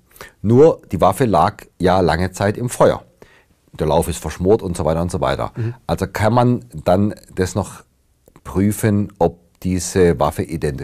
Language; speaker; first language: German; native; German